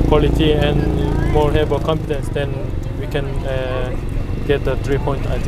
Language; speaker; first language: English; non-native, learner; Korean